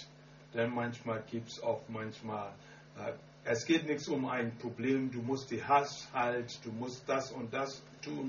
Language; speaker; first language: German; non-native, learner; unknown